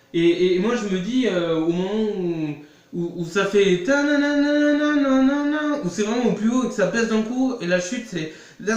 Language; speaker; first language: French; native; French